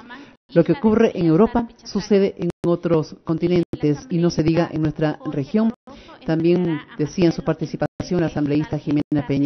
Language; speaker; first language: Spanish; native; Spanish